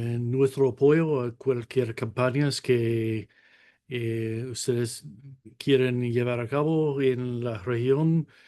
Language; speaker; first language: Spanish; non-native, fluent; English